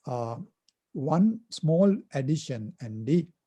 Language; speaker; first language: English; non-native, local second language; Sinhala